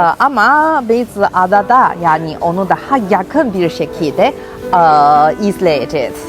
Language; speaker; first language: Turkish; non-native, fluent; Chinese